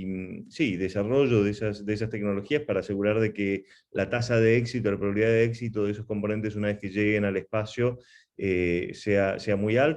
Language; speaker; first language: Spanish; native; Spanish